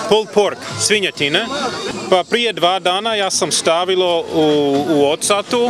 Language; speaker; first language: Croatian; non-native, learner; English